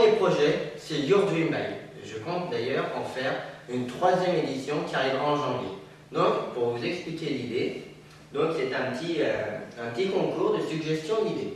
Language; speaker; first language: French; native; French